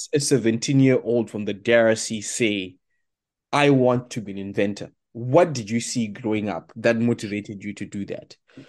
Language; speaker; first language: English; non-native, local second language; Shona